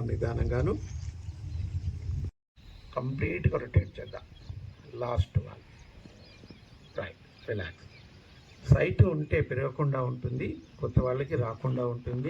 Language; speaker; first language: Telugu; native; Telugu